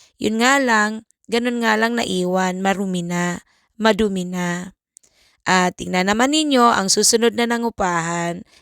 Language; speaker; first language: Filipino; native; Filipino